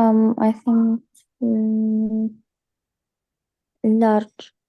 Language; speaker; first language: English; non-native, learner; Arabic